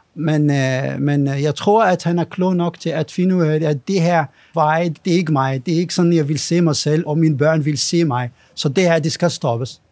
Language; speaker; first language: Danish; non-native, fluent; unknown